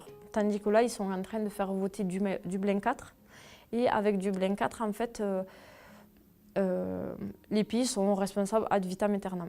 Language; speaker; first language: French; native; French